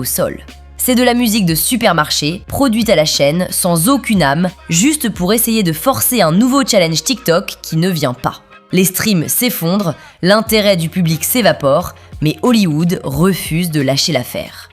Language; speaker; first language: French; native; French